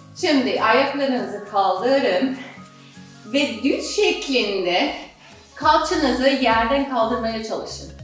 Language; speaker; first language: Turkish; non-native, fluent; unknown